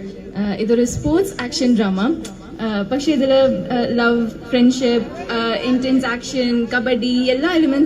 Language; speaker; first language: Malayalam; non-native, learner; Tamil